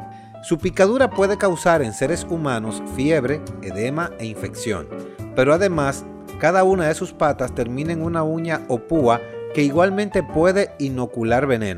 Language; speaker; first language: Spanish; native; Spanish